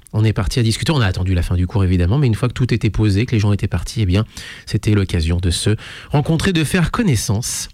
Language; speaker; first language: French; native; French